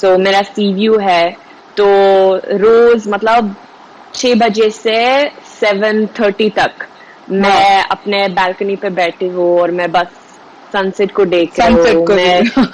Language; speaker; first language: Hindi; non-native, fluent; Swedish